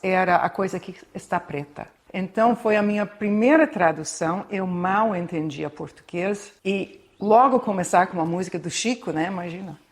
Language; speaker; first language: Portuguese; non-native, fluent; English